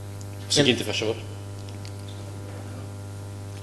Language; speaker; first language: Portuguese; non-native, learner; English